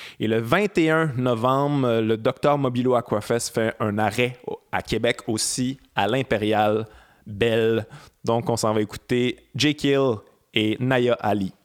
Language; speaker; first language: French; native; French